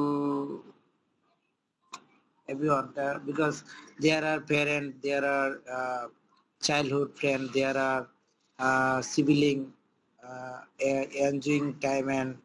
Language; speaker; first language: English; non-native, local second language; Bangla